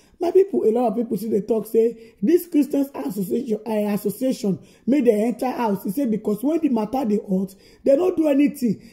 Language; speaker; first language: Nigerian Pidgin; native; Nigerian Pidgin